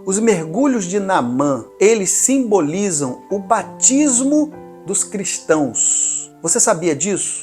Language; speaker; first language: Portuguese; native; Portuguese